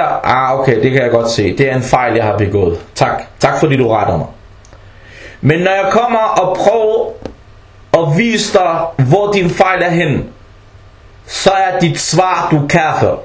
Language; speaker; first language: Danish; early bilingual, other home language; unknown